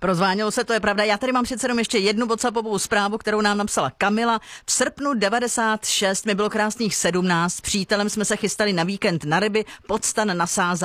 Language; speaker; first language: Czech; native; Czech